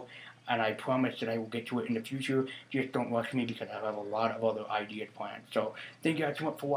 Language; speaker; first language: English; native; English